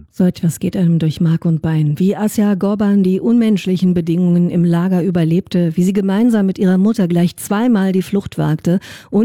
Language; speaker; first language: German; native; German